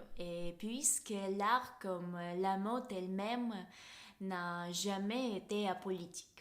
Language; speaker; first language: French; non-native, fluent; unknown